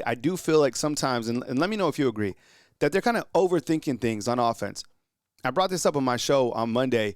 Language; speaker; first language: English; native; English